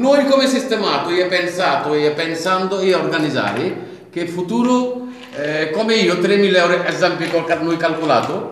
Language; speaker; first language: Italian; non-native, learner; Bangla